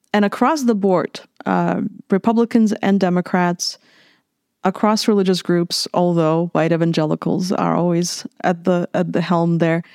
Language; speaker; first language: English; non-native, fluent; Russian